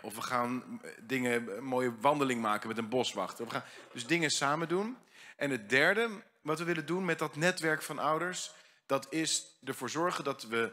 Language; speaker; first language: Dutch; native; Dutch